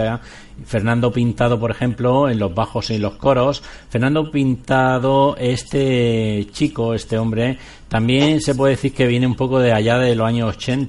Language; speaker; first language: Spanish; native; Spanish